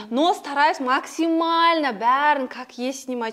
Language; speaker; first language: Russian; non-native, local second language; Kazakh